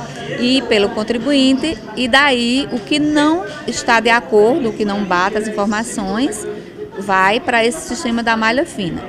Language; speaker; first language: Portuguese; native; Portuguese